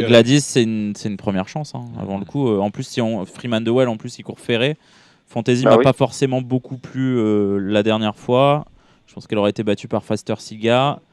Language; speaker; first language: French; native; French